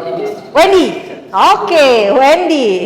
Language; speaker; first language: English; non-native, fluent; Indonesian